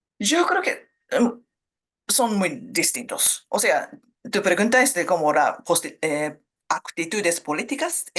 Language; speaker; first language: Spanish; non-native, fluent; Japanese